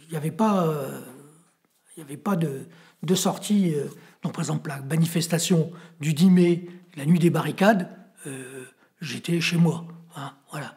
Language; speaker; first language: French; native; French